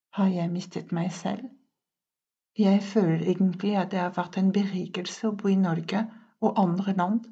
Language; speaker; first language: Norwegian; non-native, fluent; French